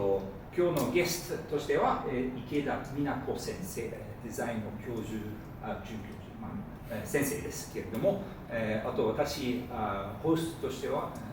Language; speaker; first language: Japanese; non-native, fluent; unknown